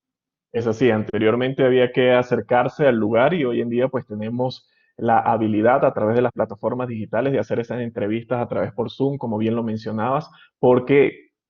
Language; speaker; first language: Spanish; native; Spanish